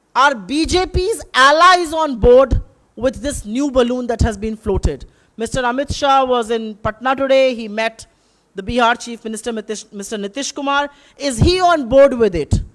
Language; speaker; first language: English; non-native, local second language; Hindi